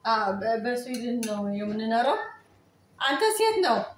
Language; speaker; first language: Amharic; non-native, learner; Tigrinya